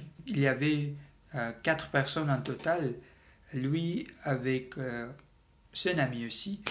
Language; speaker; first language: French; non-native, learner; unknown